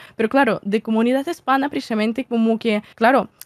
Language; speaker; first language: Spanish; non-native, fluent; Russian